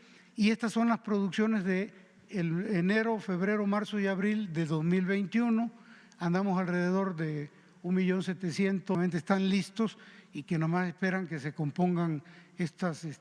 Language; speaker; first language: Spanish; native; Spanish